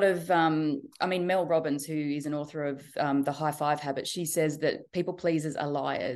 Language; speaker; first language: English; native; English